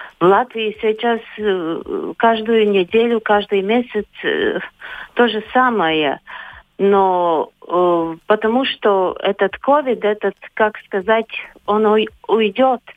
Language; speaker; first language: Russian; non-native, local second language; Latvian